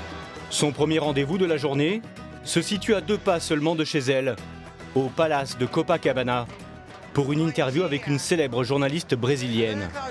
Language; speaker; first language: French; native; French